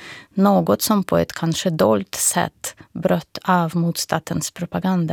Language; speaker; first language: Swedish; non-native, fluent; Russian